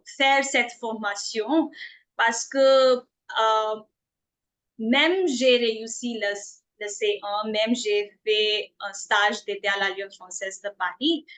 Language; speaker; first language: French; non-native, fluent; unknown